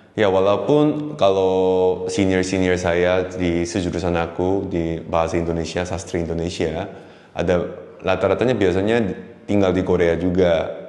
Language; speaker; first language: Indonesian; non-native, fluent; Korean